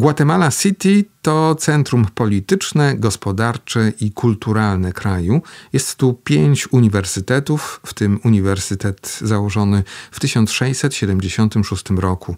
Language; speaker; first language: Polish; native; Polish